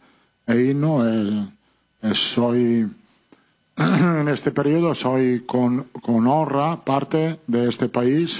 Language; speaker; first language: Portuguese; non-native, fluent; Italian